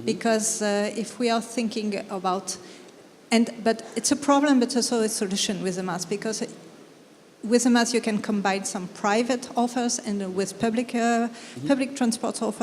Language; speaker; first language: English; non-native, fluent; French